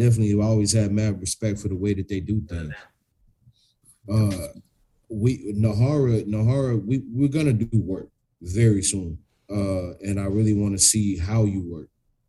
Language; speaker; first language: English; native; English